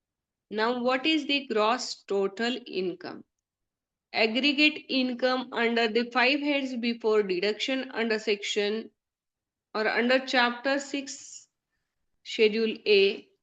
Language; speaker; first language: English; non-native, local second language; Hindi